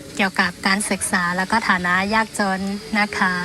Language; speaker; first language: Thai; non-native, fluent; Shan